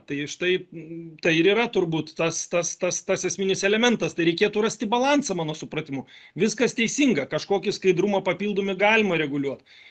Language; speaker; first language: Lithuanian; native; Lithuanian